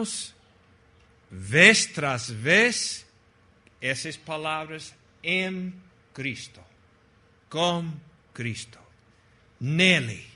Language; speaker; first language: Portuguese; non-native, fluent; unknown